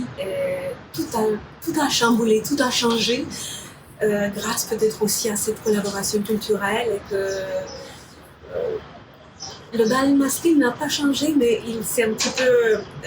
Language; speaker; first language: French; non-native, fluent; Romanian